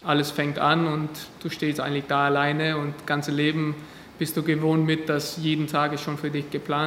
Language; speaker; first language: German; non-native, fluent; Danish